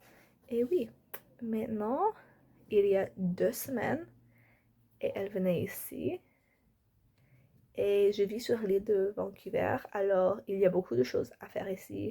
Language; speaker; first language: French; non-native, learner; English